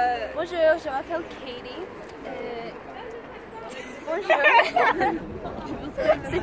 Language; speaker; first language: French; non-native, learner; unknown